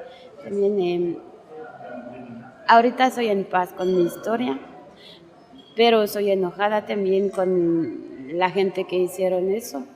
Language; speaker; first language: Spanish; non-native, learner; French